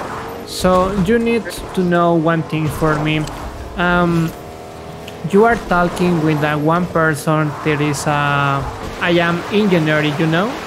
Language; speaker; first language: English; non-native, learner; Spanish